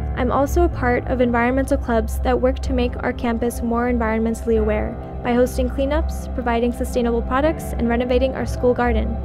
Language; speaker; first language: English; native; English